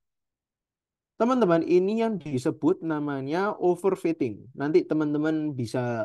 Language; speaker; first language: Indonesian; native; Indonesian